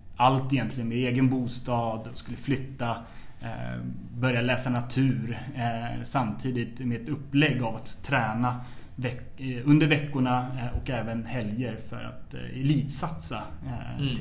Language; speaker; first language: Swedish; native; Swedish